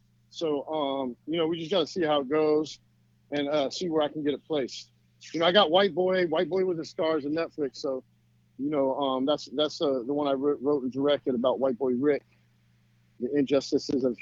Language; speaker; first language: English; native; English